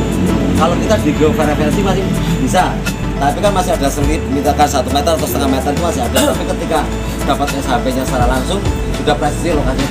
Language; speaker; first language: Indonesian; native; Indonesian